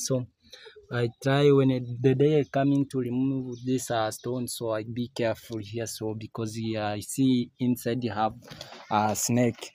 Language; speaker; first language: English; non-native, learner; Swahili